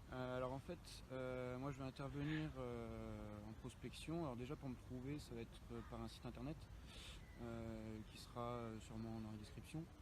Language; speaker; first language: French; native; French